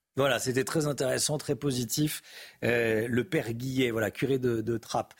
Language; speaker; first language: French; native; French